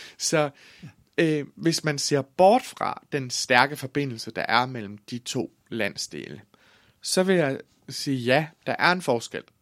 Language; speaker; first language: Danish; native; Danish